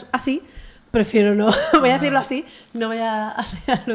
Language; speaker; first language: Spanish; native; Spanish